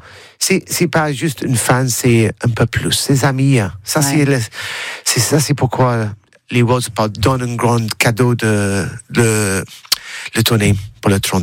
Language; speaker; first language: French; non-native, learner; English